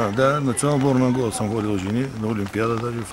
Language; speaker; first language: Bulgarian; native; Bulgarian